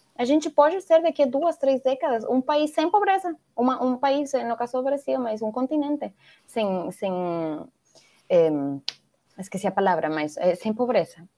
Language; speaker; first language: Portuguese; non-native, fluent; Spanish